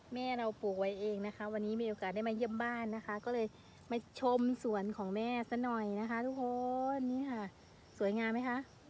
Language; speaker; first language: Thai; non-native, local second language; Northeastern Thai